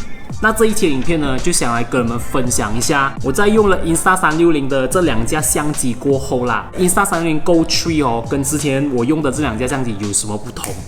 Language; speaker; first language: Chinese; native; Chinese